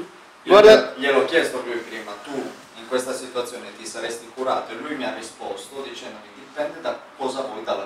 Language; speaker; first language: Italian; native; Italian